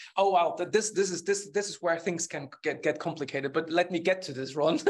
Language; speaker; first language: English; non-native, fluent; German